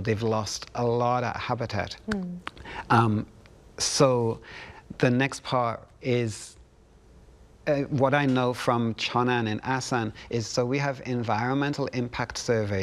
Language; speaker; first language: English; native; English